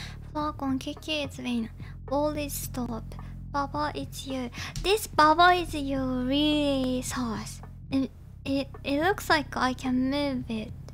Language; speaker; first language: English; non-native, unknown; Japanese